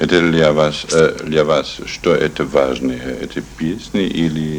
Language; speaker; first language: Russian; non-native, learner; German